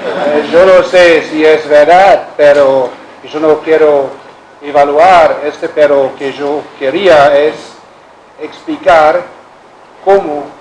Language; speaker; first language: Spanish; non-native, learner; German